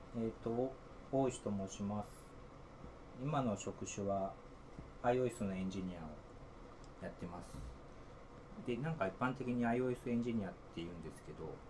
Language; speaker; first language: Japanese; native; Japanese